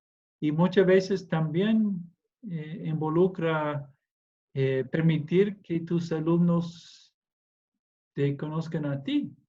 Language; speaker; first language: Spanish; non-native, fluent; English